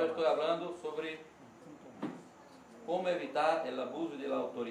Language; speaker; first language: Spanish; non-native, learner; Portuguese